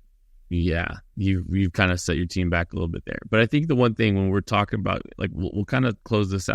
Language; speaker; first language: English; native; English